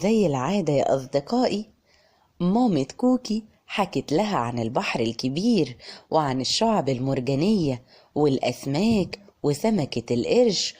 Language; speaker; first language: Arabic; native; Arabic